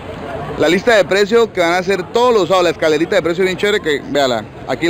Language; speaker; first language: Spanish; native; Spanish